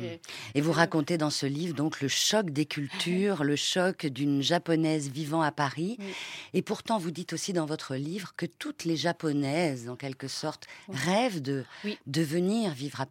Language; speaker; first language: French; native; French